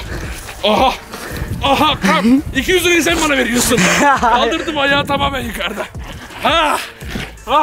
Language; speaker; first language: Turkish; native; Turkish